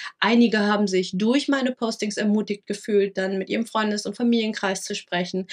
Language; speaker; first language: German; early bilingual, other home language; Vietnamese